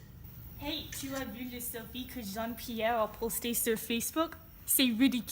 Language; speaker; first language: French; non-native, learner; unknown